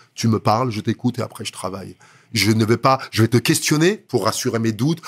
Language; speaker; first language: French; native; French